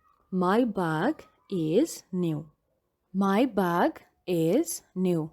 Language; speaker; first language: English; non-native, fluent; Amharic